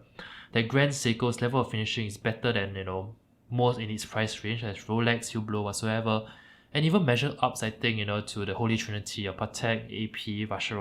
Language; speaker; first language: English; native; English